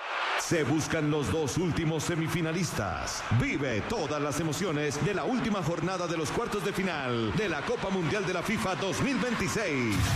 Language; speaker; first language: Spanish; native; Spanish